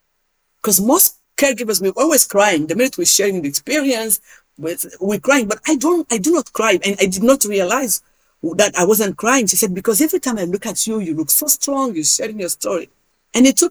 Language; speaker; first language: English; non-native, fluent; Hausa